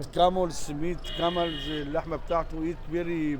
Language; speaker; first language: Arabic; native; Arabic